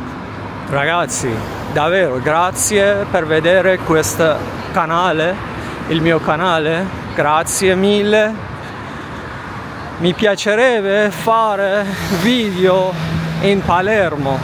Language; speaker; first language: Italian; non-native, fluent; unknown